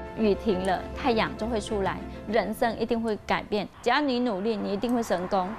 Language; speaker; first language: Chinese; non-native, fluent; Vietnamese